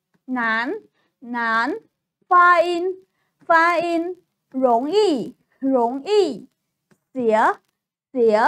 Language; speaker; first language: Chinese; non-native, fluent; Khmer